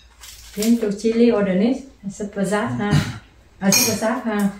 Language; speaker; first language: Vietnamese; native; Vietnamese